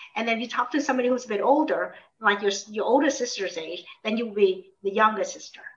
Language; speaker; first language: English; early bilingual, other home language; Vietnamese